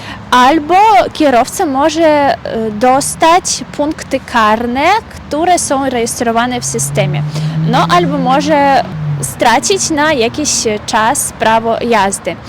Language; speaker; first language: Polish; non-native, fluent; Russian